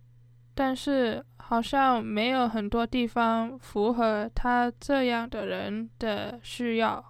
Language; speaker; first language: Chinese; early bilingual, heritage; Chinese